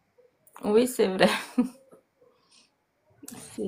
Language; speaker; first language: French; non-native, learner; Portuguese